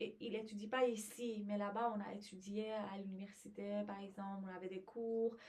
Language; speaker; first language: French; non-native, fluent; Persian